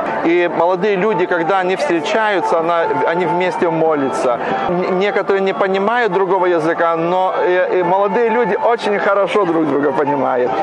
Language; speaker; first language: Russian; non-native, fluent; Polish